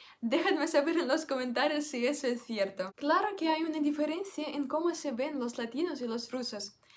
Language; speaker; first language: Spanish; non-native, fluent; Russian